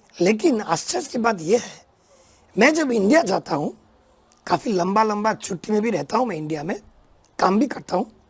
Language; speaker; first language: Hindi; non-native, local second language; Bangla